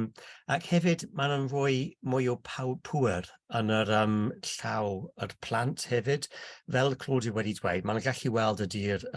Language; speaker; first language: Welsh; non-native, local second language; English